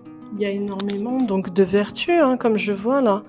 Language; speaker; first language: French; native; French